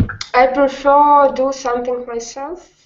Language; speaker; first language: English; non-native, learner; Russian